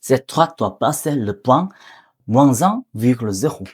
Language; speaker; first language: French; non-native, learner; Korean